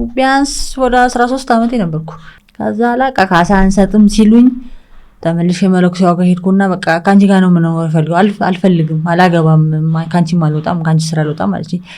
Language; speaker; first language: Amharic; early bilingual, other home language; English